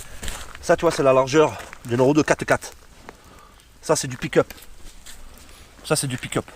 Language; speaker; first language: French; native; French